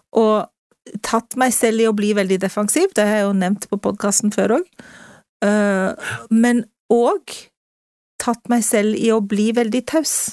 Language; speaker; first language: Norwegian; native; Norwegian